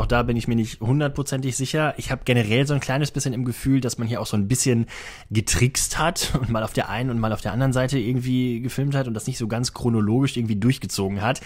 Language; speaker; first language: German; native; German